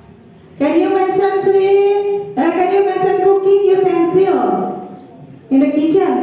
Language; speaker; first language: English; non-native, learner; Indonesian